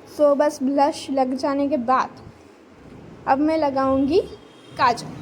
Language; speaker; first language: Hindi; non-native, local second language; Gujarati